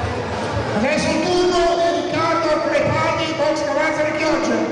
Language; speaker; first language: Italian; native; Italian